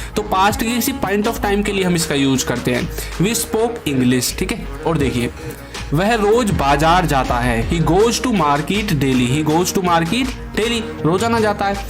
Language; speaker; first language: Hindi; native; Hindi